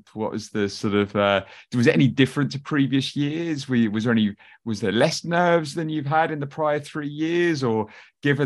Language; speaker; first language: English; native; English